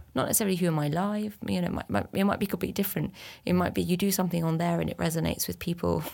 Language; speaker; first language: English; early bilingual, other home language; French